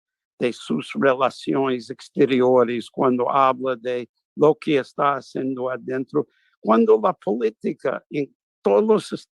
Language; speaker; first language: Spanish; non-native, fluent; English